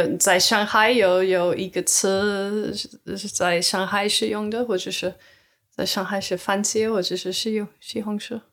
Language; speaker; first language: Chinese; non-native, learner; English